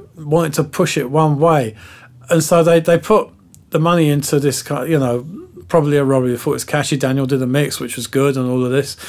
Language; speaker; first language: English; native; English